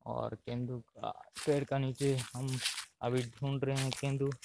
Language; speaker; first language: Hindi; non-native, local second language; Odia